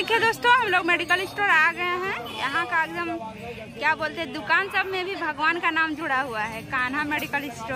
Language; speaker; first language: Hindi; native; Hindi